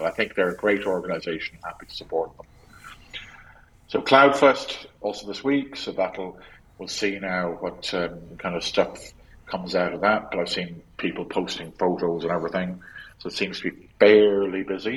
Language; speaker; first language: English; native; English